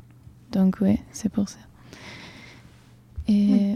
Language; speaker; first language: French; non-native, fluent; Italian